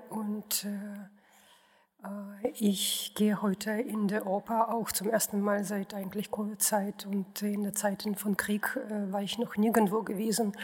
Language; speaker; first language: German; non-native, fluent; Russian